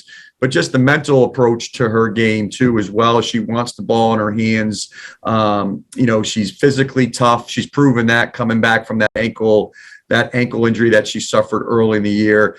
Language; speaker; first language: English; native; English